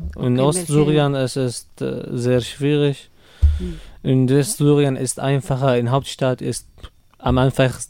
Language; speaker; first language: German; non-native, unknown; Arabic